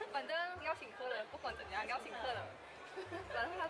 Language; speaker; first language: Chinese; non-native, fluent; Thai